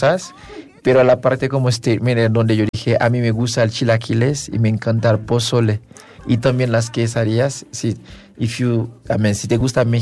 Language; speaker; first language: Spanish; non-native, fluent; Haitian Creole